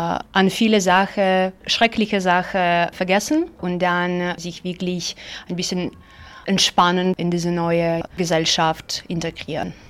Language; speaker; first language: German; non-native, learner; Ukrainian